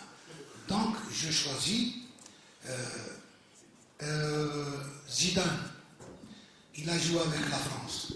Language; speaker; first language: French; early bilingual, other home language; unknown